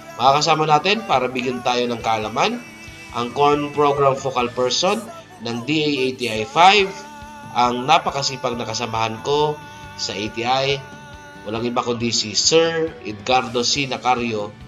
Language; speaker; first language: Filipino; native; Filipino